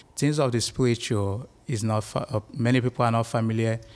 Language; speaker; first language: English; non-native, local second language; Igbo